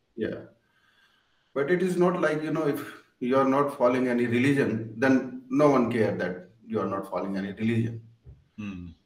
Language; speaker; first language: English; non-native, local second language; Punjabi